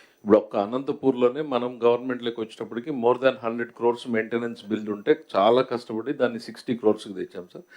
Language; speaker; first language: Telugu; native; Telugu